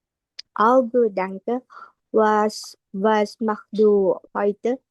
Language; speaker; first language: German; non-native, learner; Indonesian